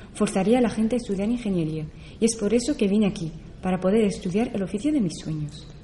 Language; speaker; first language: Spanish; non-native, fluent; Persian